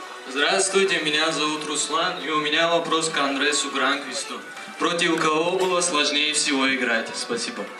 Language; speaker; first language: Russian; non-native, learner; Portuguese